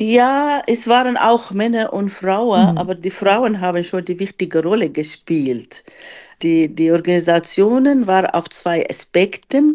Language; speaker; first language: German; non-native, fluent; Arabic